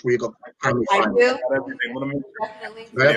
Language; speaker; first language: English; native; English